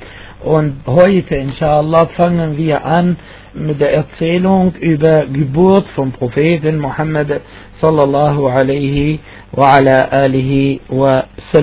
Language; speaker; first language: German; non-native, fluent; Arabic